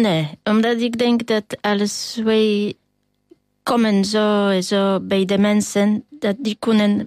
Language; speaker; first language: Dutch; non-native, learner; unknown